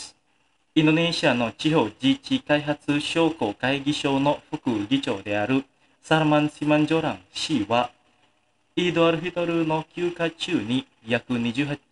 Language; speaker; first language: Japanese; non-native, fluent; Indonesian